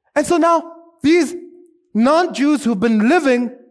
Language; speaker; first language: English; non-native, local second language; Shona